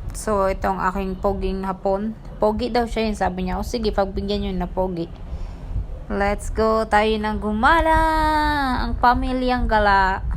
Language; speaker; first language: Filipino; native; Filipino